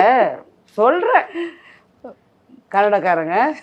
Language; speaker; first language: Tamil; native; Tamil